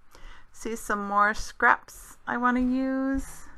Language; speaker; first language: English; native; English